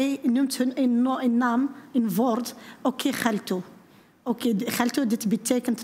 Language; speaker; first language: Dutch; non-native, learner; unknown